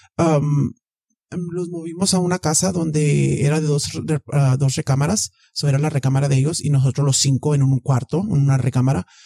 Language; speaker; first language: Spanish; early bilingual, heritage; Spanish